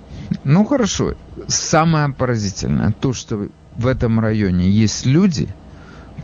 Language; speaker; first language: Russian; native; Russian